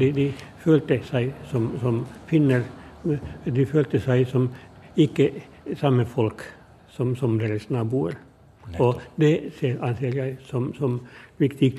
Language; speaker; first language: Norwegian; non-native, fluent; Finnish